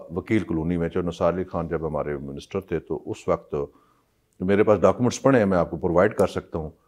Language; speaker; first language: Urdu; non-native, local second language; Punjabi